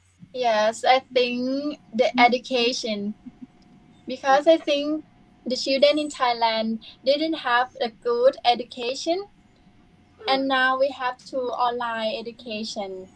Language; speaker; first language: English; non-native, learner; Thai